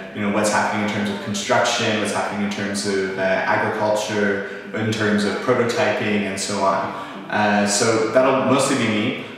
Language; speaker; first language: English; native; English